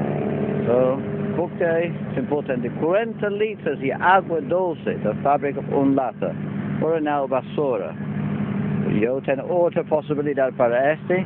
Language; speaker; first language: Spanish; non-native, learner; Italian